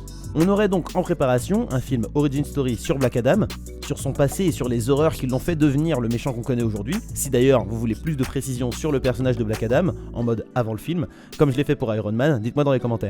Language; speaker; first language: French; native; French